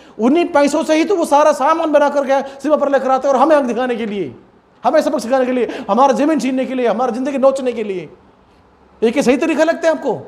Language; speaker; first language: Hindi; non-native, local second language; Malayalam